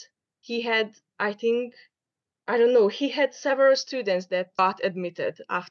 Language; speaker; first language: English; non-native, fluent; Hungarian